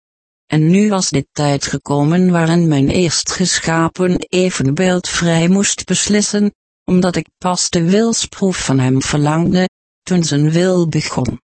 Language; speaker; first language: Dutch; native; Dutch